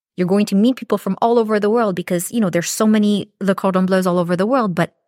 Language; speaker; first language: English; early bilingual, other home language; Romanian